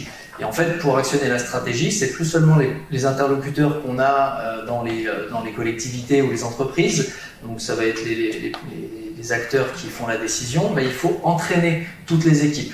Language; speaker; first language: French; native; French